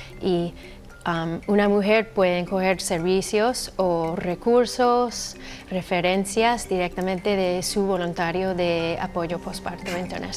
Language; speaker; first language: Spanish; non-native, fluent; English